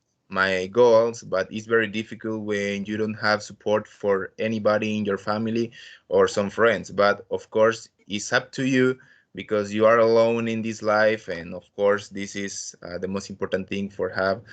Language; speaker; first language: English; non-native, learner; Spanish